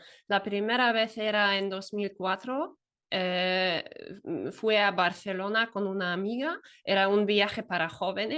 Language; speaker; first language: Spanish; non-native, fluent; German